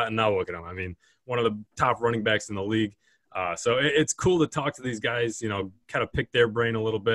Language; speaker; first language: English; native; English